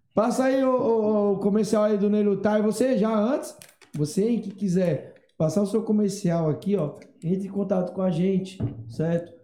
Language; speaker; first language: Portuguese; native; Portuguese